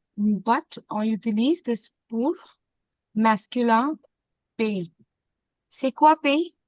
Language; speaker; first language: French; non-native, fluent; Hindi